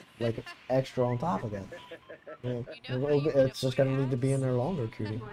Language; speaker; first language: English; native; English